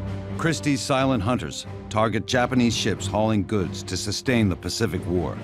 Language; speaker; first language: English; native; English